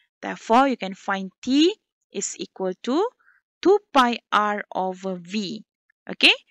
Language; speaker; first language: English; non-native, local second language; Malay